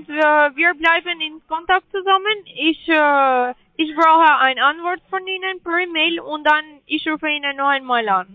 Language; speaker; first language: German; non-native, learner; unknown